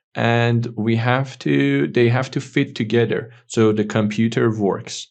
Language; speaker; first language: English; non-native, fluent; Persian